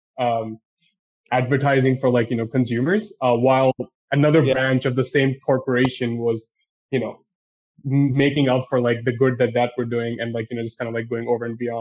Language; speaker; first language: English; non-native, local second language; Urdu